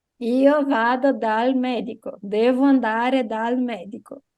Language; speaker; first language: Italian; non-native, fluent; Portuguese